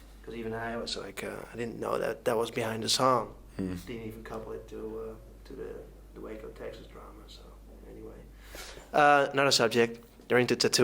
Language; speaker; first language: English; non-native, fluent; Dutch